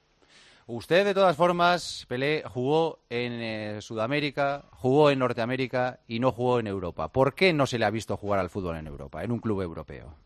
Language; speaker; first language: Spanish; native; Spanish